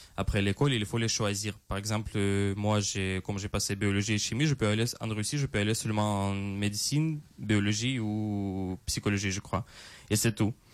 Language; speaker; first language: French; non-native, fluent; Russian